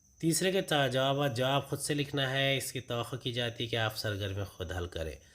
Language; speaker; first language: Urdu; native; Urdu